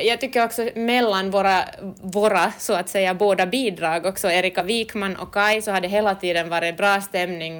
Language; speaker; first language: Swedish; native; Swedish